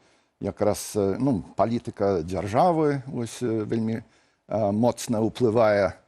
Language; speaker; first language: Belarusian; non-native, fluent; English